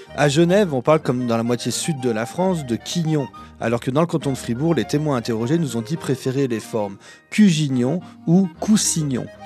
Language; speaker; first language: French; native; French